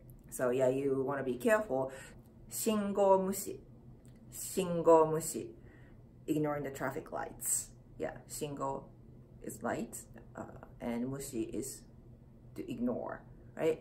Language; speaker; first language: English; non-native, fluent; Japanese